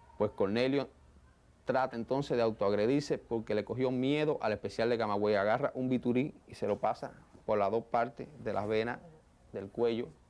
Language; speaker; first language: Spanish; native; Spanish